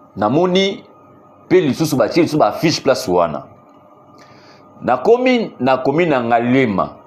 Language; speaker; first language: Lingala; native; Lingala